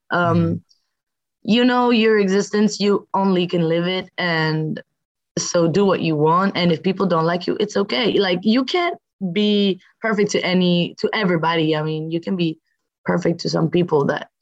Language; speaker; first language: English; non-native, fluent; French